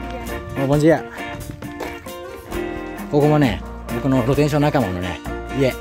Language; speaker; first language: Japanese; native; Japanese